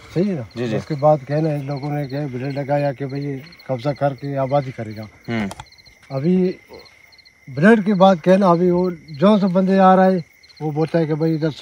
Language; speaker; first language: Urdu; non-native, local second language; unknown